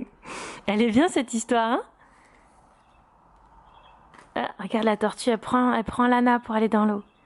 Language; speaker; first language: French; native; French